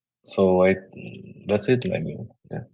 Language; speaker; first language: English; non-native, learner; Ukrainian